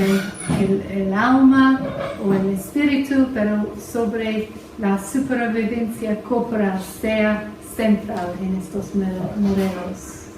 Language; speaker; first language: Spanish; non-native, fluent; English